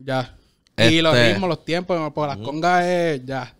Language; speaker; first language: Spanish; native; Spanish